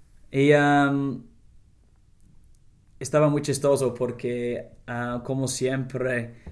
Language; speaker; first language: Spanish; non-native, learner; English